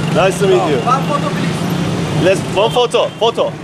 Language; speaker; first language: English; non-native, fluent; Turkish